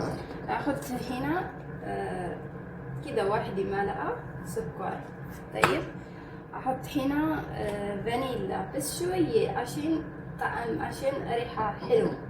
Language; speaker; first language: Arabic; non-native, learner; Amharic